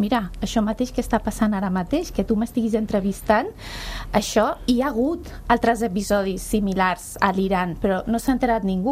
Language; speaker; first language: Catalan; non-native, fluent; Persian